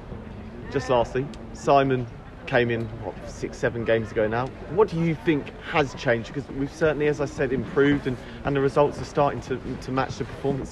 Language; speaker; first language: English; native; English